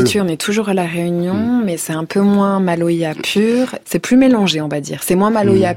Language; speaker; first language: French; native; French